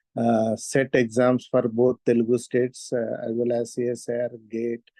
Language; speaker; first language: English; non-native, local second language; Telugu